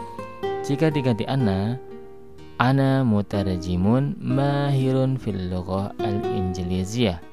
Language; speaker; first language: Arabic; non-native, fluent; Indonesian